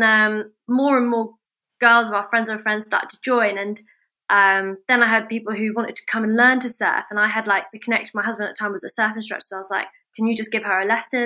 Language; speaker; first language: English; native; English